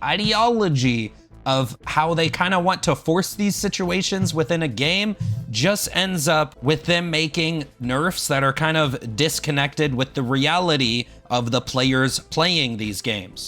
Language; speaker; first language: English; native; English